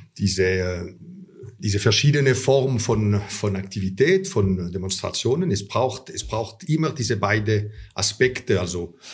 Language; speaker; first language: German; non-native, local second language; French